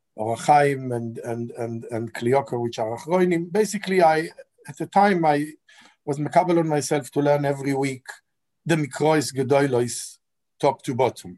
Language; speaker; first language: English; non-native, fluent; Hebrew